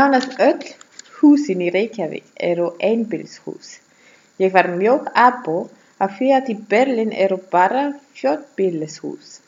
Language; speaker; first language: Icelandic; non-native, learner; German